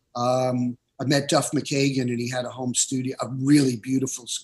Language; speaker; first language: English; native; English